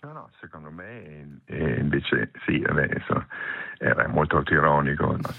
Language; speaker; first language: Italian; native; Italian